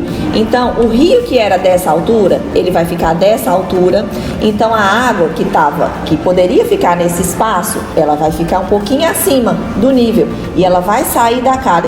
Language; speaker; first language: Portuguese; native; Portuguese